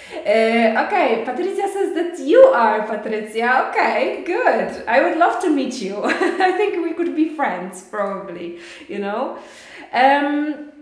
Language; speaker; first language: English; non-native, fluent; Polish